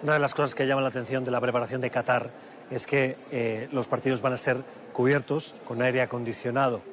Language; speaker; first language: Spanish; native; Spanish